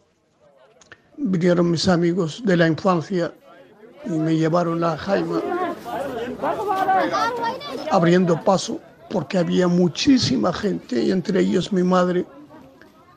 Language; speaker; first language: Spanish; non-native, local second language; Arabic